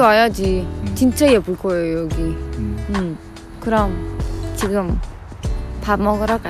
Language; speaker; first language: Korean; non-native, learner; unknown